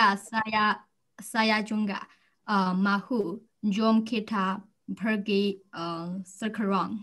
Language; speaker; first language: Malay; non-native, learner; Chinese